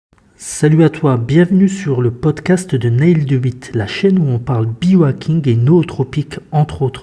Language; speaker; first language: French; native; French